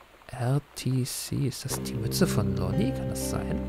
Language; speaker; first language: German; native; German